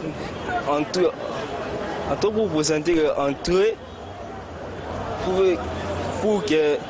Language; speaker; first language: French; non-native, learner; Lingala